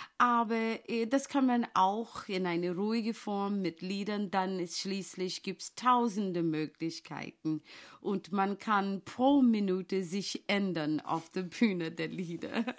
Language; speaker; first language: German; non-native, fluent; English